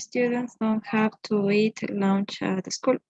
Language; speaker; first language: English; non-native, learner; Spanish